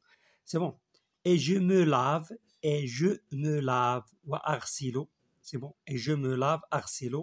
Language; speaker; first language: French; non-native, local second language; Arabic